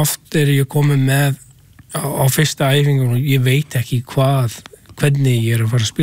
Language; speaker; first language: Icelandic; non-native, learner; English